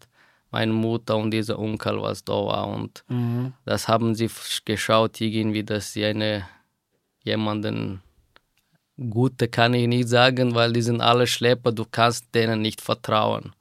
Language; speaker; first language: German; non-native, fluent; Persian